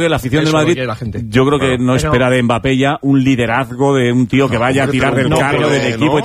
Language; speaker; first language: Spanish; native; Spanish